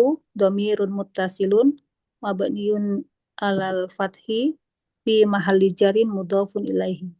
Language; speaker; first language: Arabic; non-native, learner; Indonesian